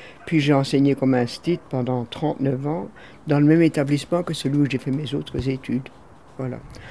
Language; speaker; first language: French; native; French